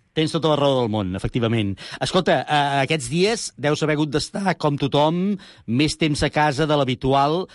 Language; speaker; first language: Catalan; native; Catalan